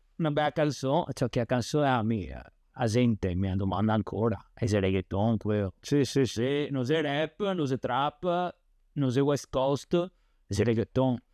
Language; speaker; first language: Italian; native; Italian